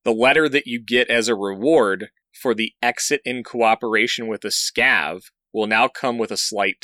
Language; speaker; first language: English; native; English